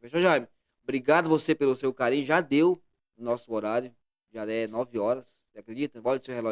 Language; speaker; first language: Portuguese; native; Portuguese